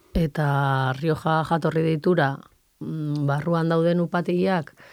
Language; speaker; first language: Basque; non-native, local second language; Spanish